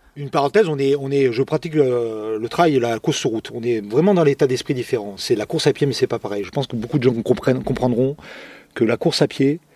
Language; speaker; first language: French; native; French